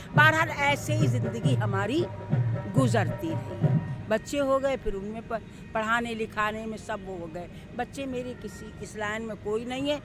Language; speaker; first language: Hindi; native; Hindi